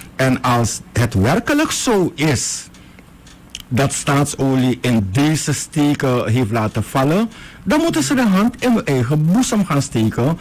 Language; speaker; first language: Dutch; native; Dutch